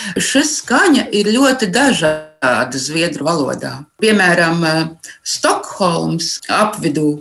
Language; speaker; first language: Latvian; native; Latvian